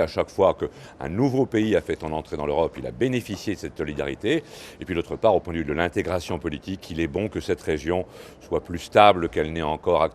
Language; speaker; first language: French; native; French